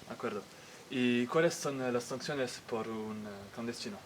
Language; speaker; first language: Spanish; non-native, learner; French